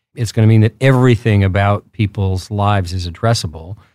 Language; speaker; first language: English; early bilingual, other home language; Spanish